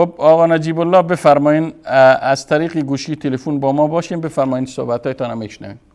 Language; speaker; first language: Persian; native; Persian